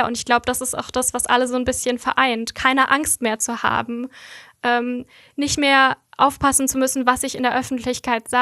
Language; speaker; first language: German; native; German